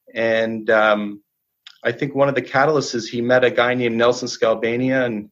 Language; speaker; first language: English; native; English